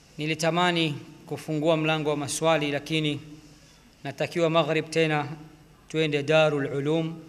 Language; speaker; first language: Swahili; native; Swahili